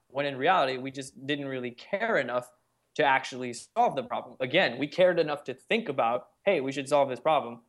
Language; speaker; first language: English; early bilingual, other home language; Hindi